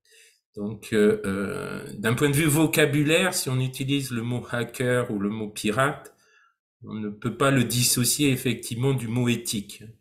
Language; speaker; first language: French; native; French